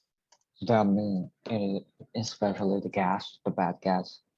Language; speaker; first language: English; non-native, learner; Korean